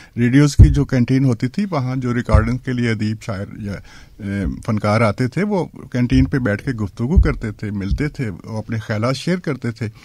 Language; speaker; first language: Urdu; non-native, local second language; Punjabi